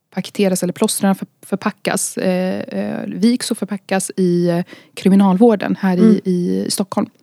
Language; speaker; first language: Swedish; early bilingual, other home language; Arabic